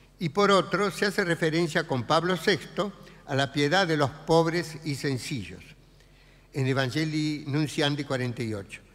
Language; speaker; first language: Spanish; native; Spanish